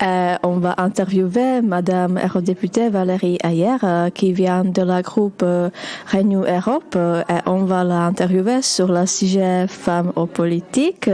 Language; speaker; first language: French; non-native, learner; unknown